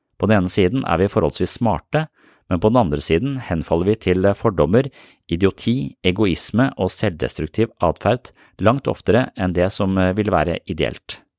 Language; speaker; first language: Norwegian; native; Norwegian